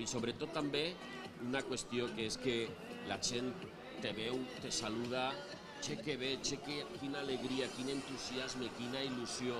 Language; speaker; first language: Catalan; native; Catalan